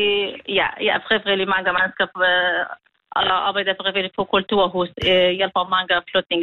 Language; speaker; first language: Danish; non-native, learner; Kurdish